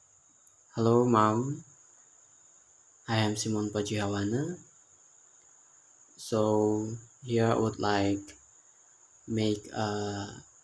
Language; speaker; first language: English; non-native, learner; Indonesian